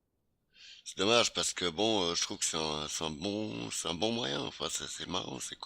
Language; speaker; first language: French; native; French